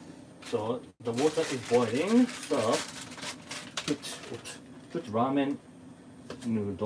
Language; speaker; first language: English; non-native, fluent; Japanese